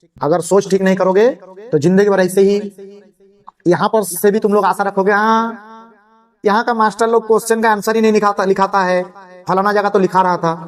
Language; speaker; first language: Hindi; non-native, local second language; Bangla